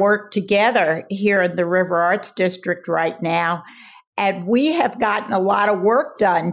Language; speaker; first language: English; native; English